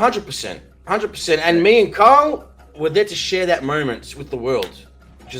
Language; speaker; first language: English; native; English